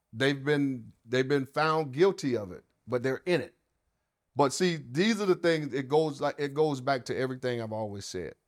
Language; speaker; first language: English; native; English